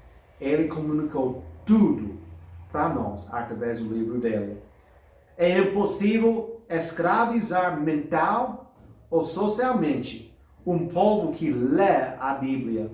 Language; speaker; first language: Portuguese; non-native, fluent; English